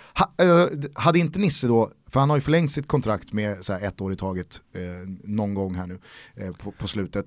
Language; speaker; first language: Swedish; native; Swedish